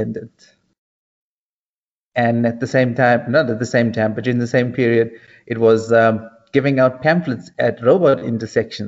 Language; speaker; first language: English; native; English